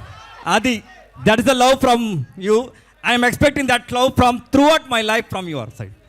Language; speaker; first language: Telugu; non-native, learner; Kannada